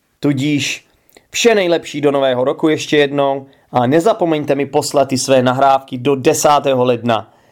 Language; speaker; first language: Czech; native; Czech